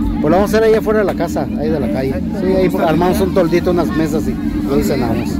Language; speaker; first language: Spanish; native; Spanish